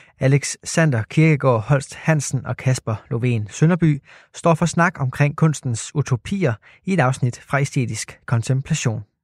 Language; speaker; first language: Danish; native; Danish